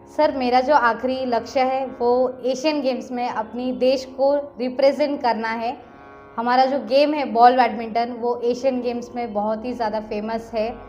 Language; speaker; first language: Hindi; non-native, local second language; Nepali